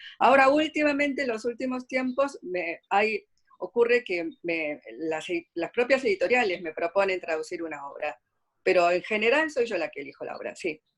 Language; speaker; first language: Spanish; early bilingual, other home language; Korean